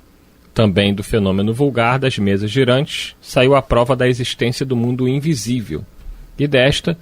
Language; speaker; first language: Portuguese; native; Portuguese